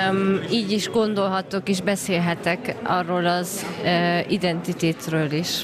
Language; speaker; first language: Hungarian; early bilingual, heritage; German